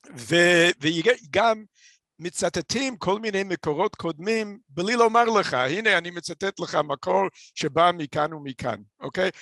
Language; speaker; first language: Hebrew; non-native, fluent; English